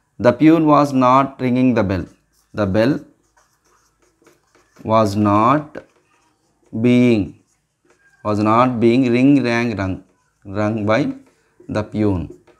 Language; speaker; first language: English; non-native, local second language; Telugu